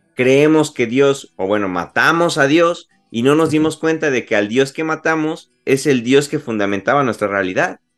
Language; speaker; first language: Spanish; native; Spanish